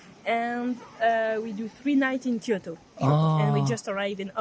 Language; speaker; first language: English; non-native, learner; French